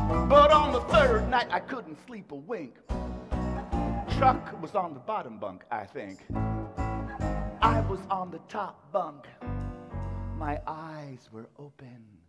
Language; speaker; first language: English; early bilingual, other home language; Spanish